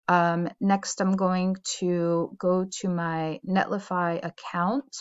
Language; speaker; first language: English; native; English